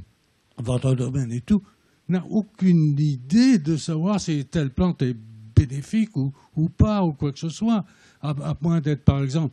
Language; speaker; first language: French; native; French